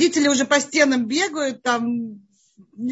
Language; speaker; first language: Russian; native; Russian